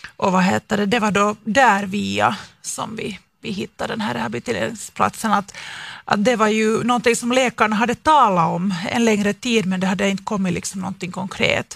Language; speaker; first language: Swedish; native; Swedish